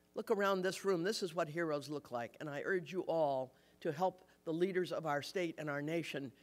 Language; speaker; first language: English; native; English